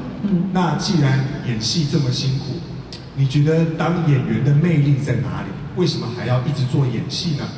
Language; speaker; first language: Chinese; native; Chinese